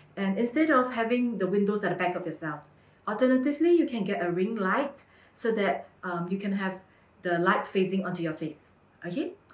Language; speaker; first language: English; native; English